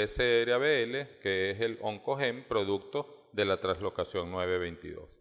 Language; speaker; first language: Spanish; native; Spanish